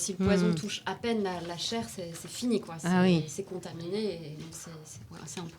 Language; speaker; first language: French; native; French